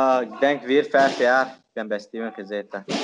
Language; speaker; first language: Dutch; non-native, learner; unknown